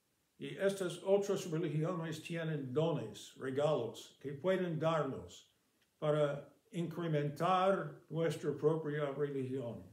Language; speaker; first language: Spanish; non-native, fluent; English